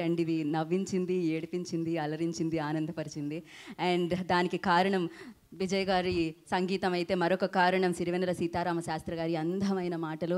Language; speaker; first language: Telugu; native; Telugu